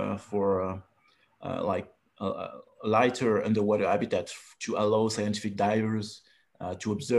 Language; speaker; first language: English; non-native, fluent; French